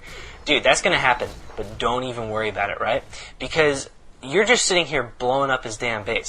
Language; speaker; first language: English; native; English